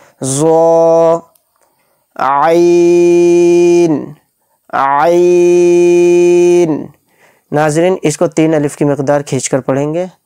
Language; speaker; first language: Urdu; native; Urdu